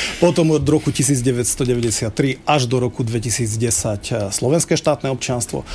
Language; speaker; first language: Slovak; non-native, local second language; Hungarian